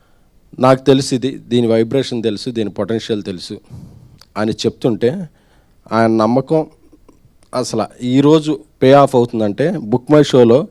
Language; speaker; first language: Telugu; native; Telugu